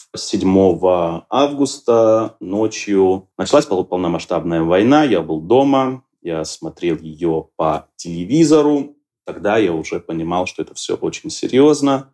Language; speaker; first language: Russian; non-native, local second language; Georgian